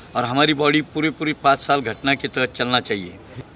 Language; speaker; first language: Hindi; non-native, local second language; Marathi